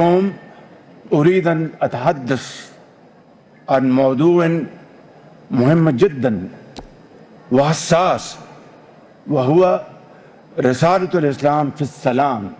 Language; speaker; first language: Arabic; non-native, learner; Urdu